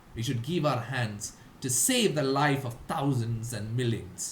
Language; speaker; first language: English; non-native, local second language; Malayalam